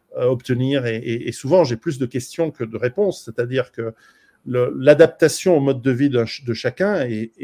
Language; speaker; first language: French; native; French